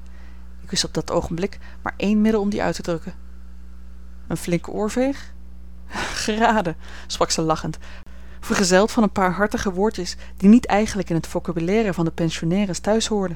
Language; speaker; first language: Dutch; native; Dutch